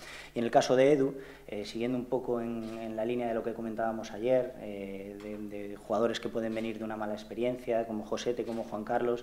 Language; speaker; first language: Spanish; native; Spanish